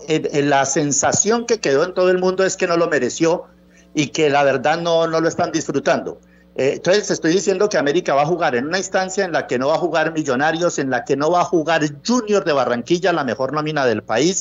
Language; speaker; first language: Spanish; native; Spanish